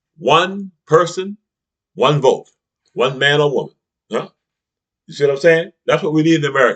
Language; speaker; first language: English; native; English